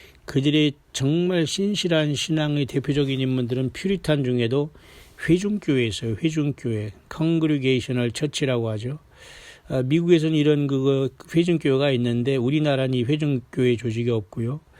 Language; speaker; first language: Korean; native; Korean